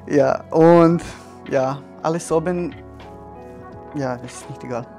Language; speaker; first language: German; non-native, fluent; Serbian